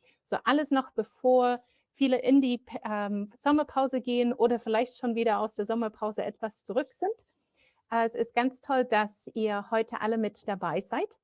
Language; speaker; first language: German; native; German